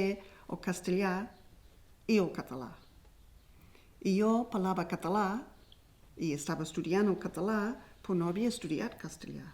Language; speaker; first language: Catalan; non-native, fluent; English